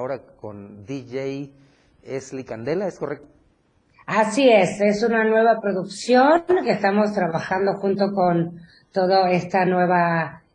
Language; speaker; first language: Spanish; native; Spanish